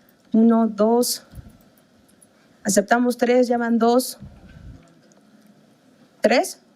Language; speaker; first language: Spanish; native; Spanish